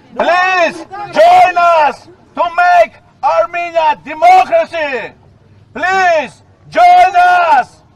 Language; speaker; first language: English; non-native, learner; Armenian